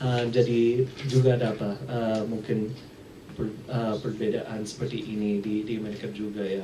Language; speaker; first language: Indonesian; early bilingual, heritage; English